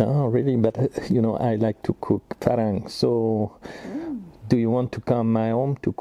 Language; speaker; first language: English; non-native, learner; French